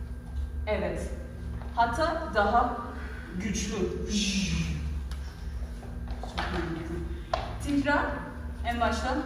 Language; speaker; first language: Turkish; non-native, fluent; Persian